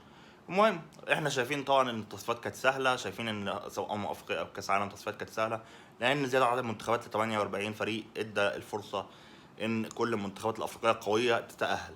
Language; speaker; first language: Arabic; native; Arabic